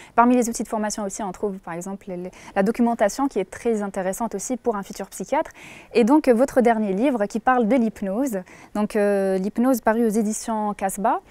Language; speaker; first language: French; non-native, local second language; Arabic